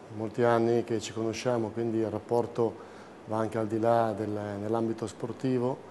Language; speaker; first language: Italian; native; Italian